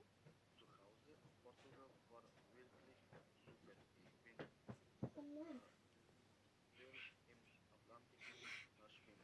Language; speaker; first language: German; non-native, learner; Macedonian